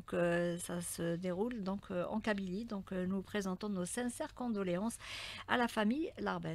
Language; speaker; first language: French; non-native, local second language; Arabic